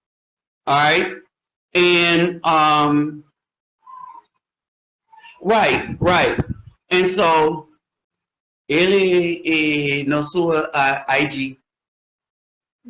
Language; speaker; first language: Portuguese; non-native, learner; English